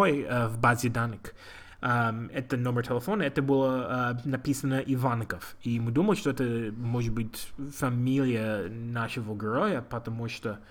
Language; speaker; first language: Russian; non-native, learner; English